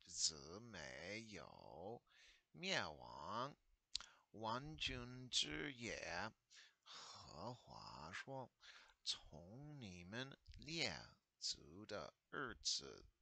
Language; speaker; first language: Chinese; non-native, fluent; English